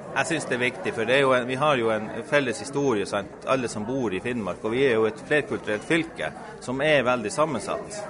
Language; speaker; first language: Norwegian; native; Norwegian